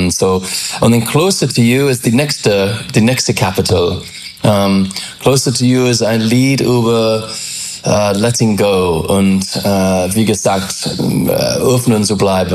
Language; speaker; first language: German; non-native, learner; English